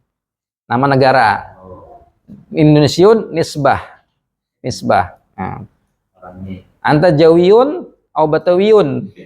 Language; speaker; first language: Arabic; non-native, fluent; Indonesian